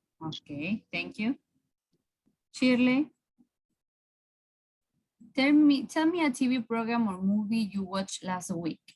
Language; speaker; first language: English; non-native, fluent; Spanish